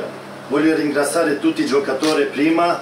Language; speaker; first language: Italian; non-native, fluent; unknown